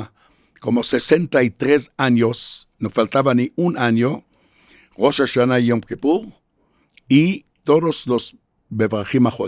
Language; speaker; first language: Spanish; non-native, fluent; Hebrew